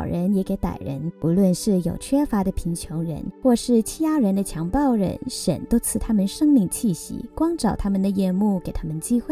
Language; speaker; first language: Chinese; native; Chinese